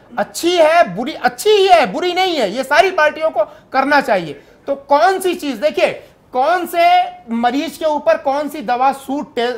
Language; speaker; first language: Hindi; native; Hindi